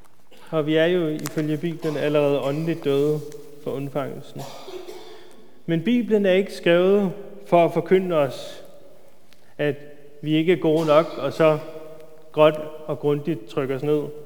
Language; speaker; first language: Danish; native; Danish